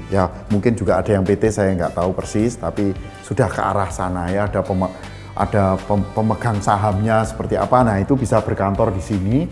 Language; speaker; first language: Indonesian; native; Indonesian